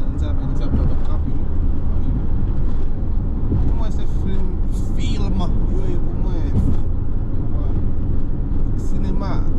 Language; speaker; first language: French; non-native, learner; Haitian Creole